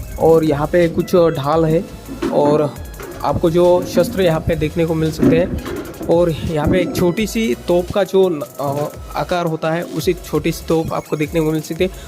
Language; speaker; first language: Hindi; non-native, local second language; Marathi